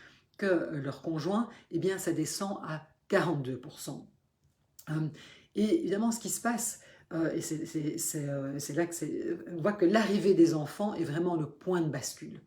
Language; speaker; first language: French; native; French